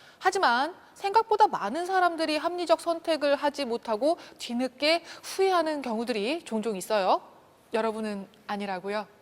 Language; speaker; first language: Korean; native; Korean